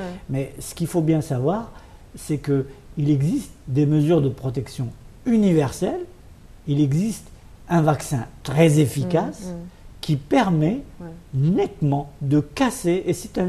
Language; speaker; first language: French; non-native, local second language; Arabic